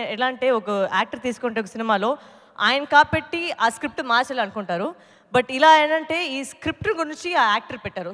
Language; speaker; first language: Telugu; non-native, local second language; Tamil